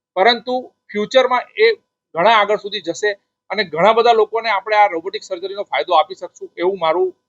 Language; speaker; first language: Gujarati; native; Gujarati